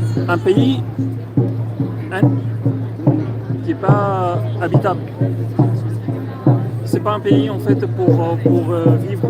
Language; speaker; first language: French; non-native, fluent; Arabic